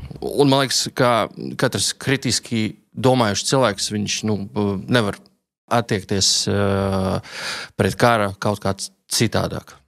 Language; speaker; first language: Latvian; non-native, local second language; Russian